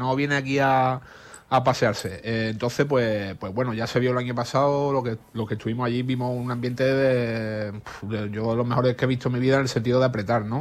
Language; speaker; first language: Spanish; native; Spanish